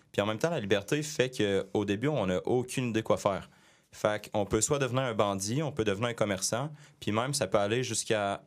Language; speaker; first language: French; native; French